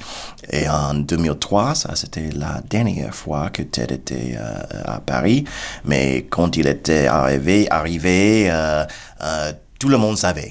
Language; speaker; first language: French; non-native, fluent; English